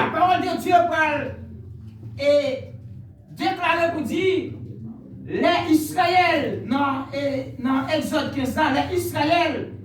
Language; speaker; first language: French; non-native, local second language; Haitian Creole